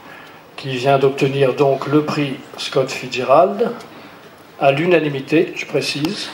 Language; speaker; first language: French; native; French